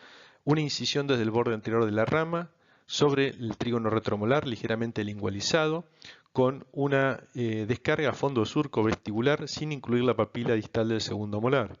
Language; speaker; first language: Spanish; native; Spanish